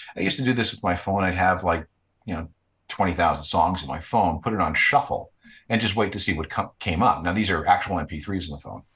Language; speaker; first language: English; native; English